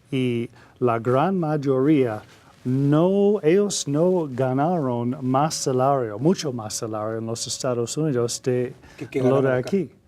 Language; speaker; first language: Spanish; non-native, fluent; English